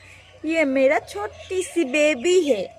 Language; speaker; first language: Hindi; non-native, local second language; Bangla